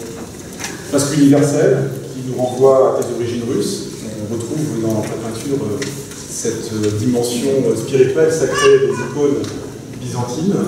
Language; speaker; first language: French; native; French